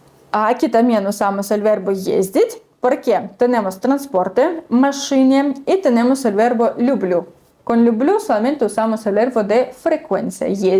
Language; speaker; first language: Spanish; non-native, fluent; Russian